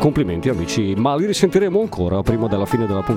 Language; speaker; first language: Italian; native; Italian